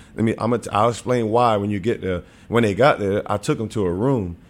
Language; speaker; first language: English; native; English